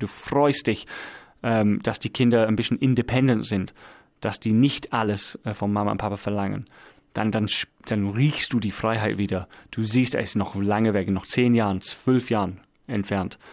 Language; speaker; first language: German; non-native, fluent; English